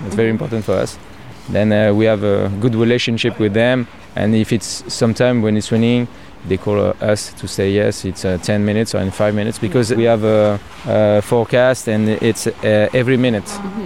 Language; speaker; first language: English; non-native, learner; French